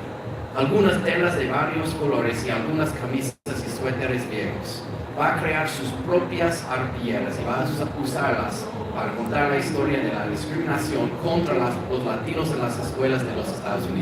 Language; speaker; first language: Spanish; non-native, fluent; English